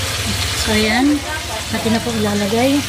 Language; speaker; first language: Filipino; native; Filipino